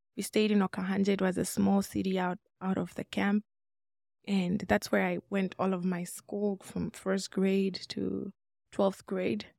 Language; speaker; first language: English; non-native, local second language; Swahili